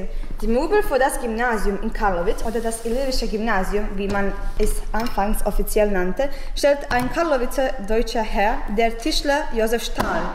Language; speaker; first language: German; non-native, learner; Serbian